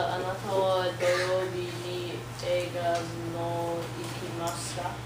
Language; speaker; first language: Japanese; non-native, learner; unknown